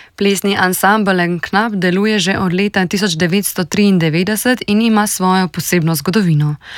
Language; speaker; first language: Slovenian; native; Slovenian